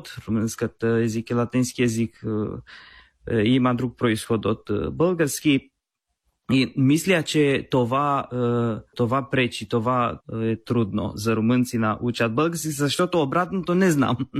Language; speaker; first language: Bulgarian; non-native, fluent; Romanian